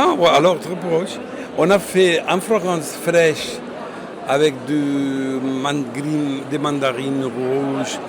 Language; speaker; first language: French; non-native, fluent; Spanish